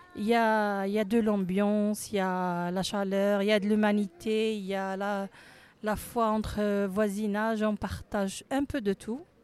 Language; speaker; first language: French; non-native, fluent; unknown